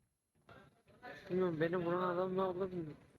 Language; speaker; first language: Turkish; native; Turkish